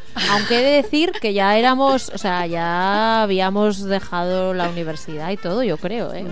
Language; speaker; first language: Spanish; native; Spanish